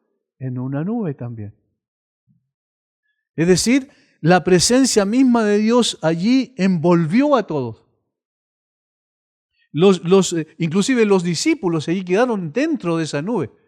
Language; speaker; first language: Spanish; native; Spanish